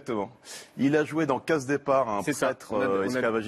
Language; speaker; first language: French; native; French